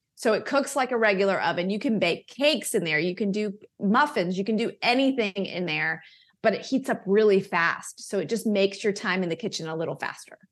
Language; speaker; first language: English; native; English